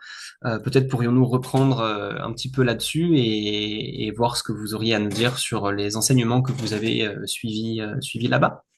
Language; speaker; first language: French; native; French